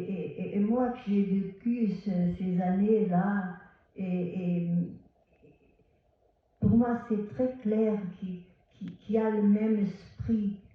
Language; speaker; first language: French; non-native, fluent; Portuguese